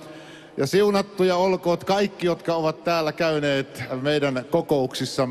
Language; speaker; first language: Finnish; native; Finnish